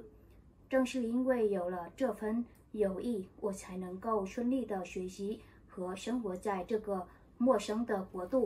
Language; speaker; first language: Chinese; non-native, fluent; Vietnamese